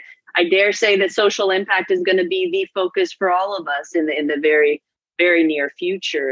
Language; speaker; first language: English; native; English